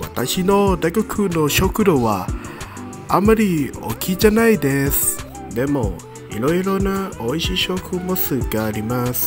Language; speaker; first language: Japanese; non-native, learner; Thai